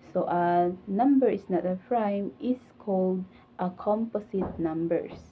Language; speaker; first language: English; non-native, local second language; Filipino